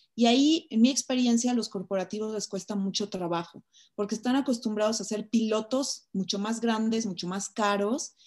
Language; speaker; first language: Spanish; native; Spanish